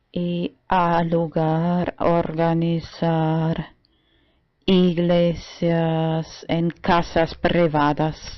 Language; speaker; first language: Spanish; non-native, fluent; German